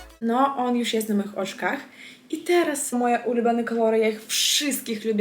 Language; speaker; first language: Polish; non-native, fluent; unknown